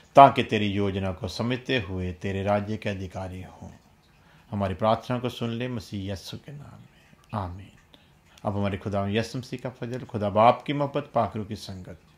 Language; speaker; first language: Hindi; non-native, local second language; Punjabi